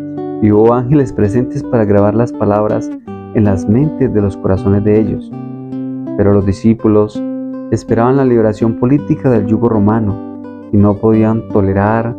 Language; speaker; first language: Spanish; native; Spanish